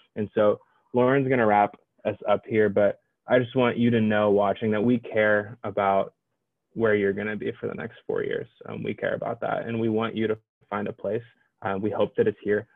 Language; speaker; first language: English; native; English